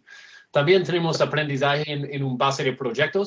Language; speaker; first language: Spanish; non-native, fluent; English